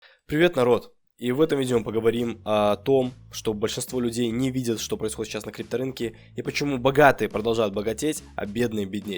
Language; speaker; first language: Russian; native; Russian